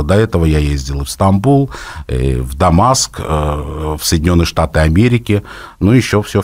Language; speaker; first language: Russian; native; Russian